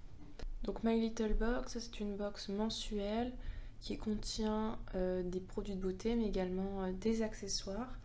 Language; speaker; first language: French; native; French